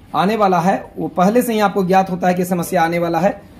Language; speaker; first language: Hindi; native; Hindi